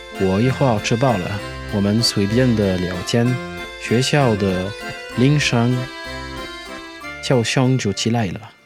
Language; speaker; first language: Chinese; non-native, learner; French